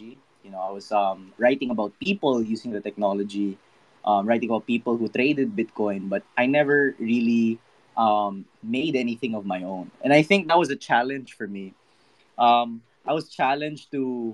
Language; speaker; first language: English; non-native, local second language; Filipino